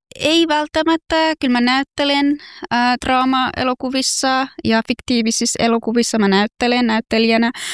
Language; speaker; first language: Finnish; non-native, fluent; Persian